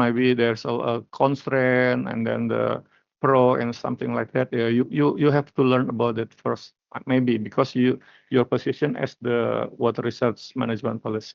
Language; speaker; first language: English; non-native, learner; Indonesian